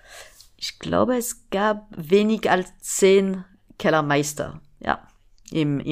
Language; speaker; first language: German; non-native, fluent; French